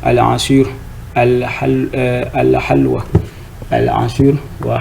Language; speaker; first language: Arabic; non-native, fluent; French